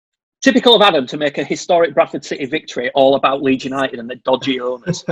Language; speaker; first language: English; native; English